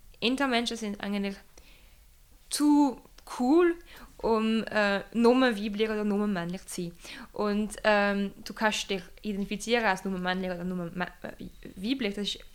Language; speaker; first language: German; non-native, local second language; French